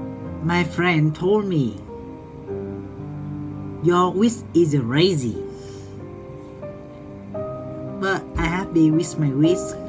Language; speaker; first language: English; non-native, learner; Vietnamese